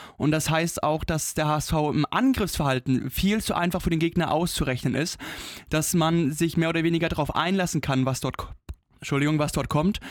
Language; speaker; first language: German; native; German